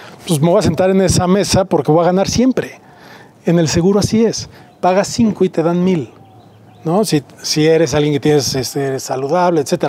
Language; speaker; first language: Spanish; native; Spanish